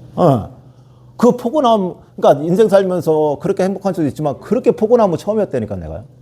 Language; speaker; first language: Korean; native; Korean